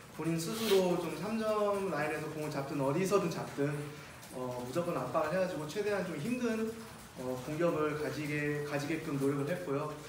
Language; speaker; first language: Korean; native; Korean